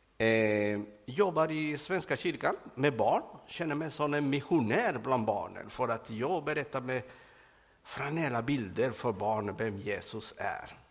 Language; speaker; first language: Swedish; non-native, fluent; Spanish